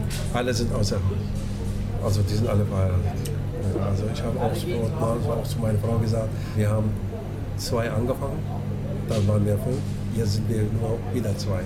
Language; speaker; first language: German; non-native, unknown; Turkish